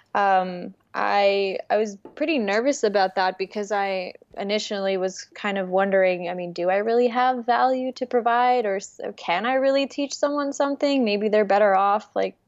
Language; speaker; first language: English; early bilingual, other home language; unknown